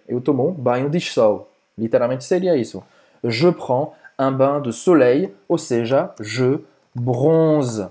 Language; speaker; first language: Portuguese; non-native, fluent; French